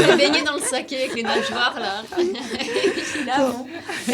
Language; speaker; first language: French; native; French